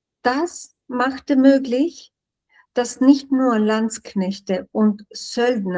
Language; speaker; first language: German; non-native, fluent; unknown